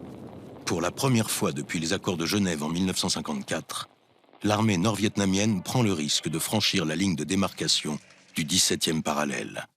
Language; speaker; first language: French; native; French